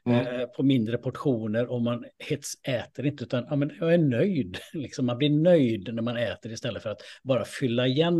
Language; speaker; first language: Swedish; native; Swedish